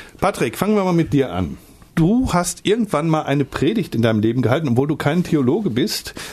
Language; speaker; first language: German; native; German